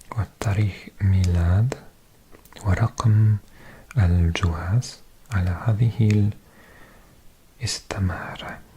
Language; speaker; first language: Arabic; non-native, learner; English